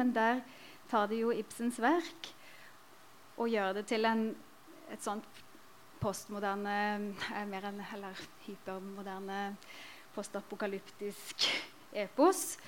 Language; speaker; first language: Norwegian; native; Norwegian